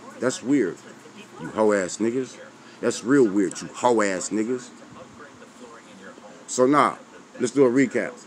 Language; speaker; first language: English; native; English